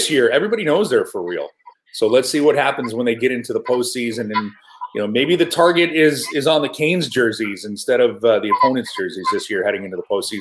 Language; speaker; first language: English; native; English